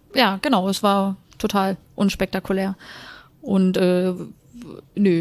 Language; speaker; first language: German; native; German